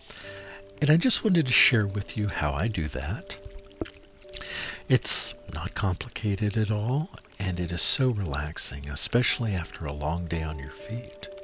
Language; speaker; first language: English; native; English